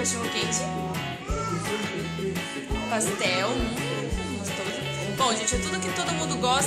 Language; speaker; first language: Portuguese; native; Portuguese